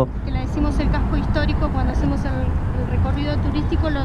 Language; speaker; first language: Spanish; native; Spanish